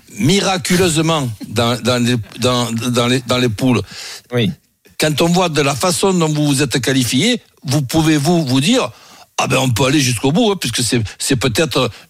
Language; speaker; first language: French; native; French